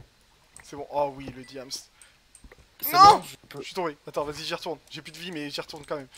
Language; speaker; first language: French; native; French